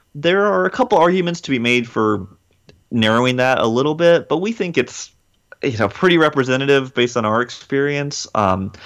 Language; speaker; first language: English; native; English